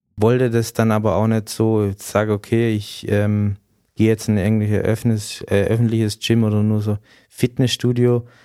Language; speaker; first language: German; native; German